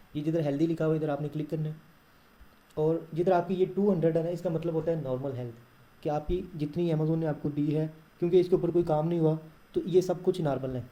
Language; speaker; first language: Urdu; non-native, local second language; Punjabi